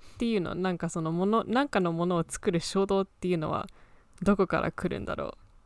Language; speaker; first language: Japanese; early bilingual, heritage; Japanese